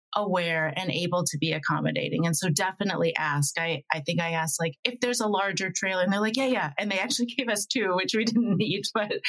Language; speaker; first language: English; native; English